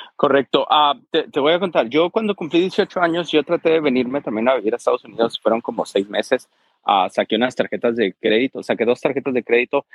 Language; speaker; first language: Spanish; native; Spanish